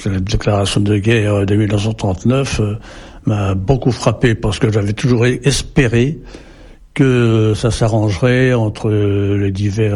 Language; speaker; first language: French; native; French